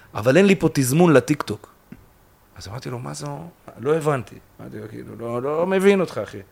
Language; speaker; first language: Hebrew; native; Hebrew